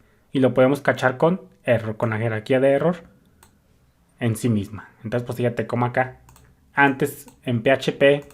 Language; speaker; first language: Spanish; native; Spanish